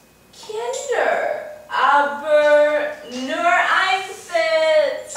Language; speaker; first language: German; non-native, learner; English